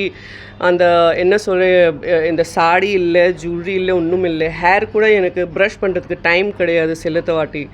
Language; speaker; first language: Tamil; non-native, fluent; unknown